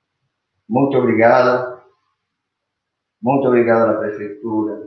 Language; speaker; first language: Portuguese; non-native, fluent; Spanish